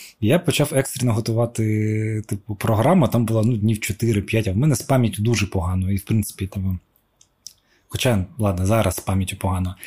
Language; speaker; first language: Ukrainian; non-native, local second language; Russian